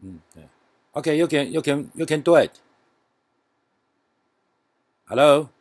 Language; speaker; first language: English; non-native, learner; Chinese